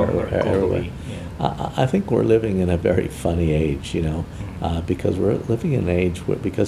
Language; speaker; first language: English; native; English